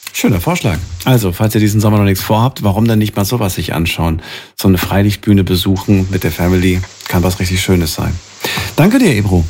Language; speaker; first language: German; native; German